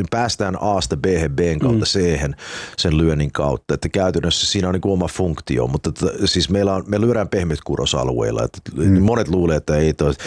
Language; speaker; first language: Finnish; early bilingual, heritage; Finnish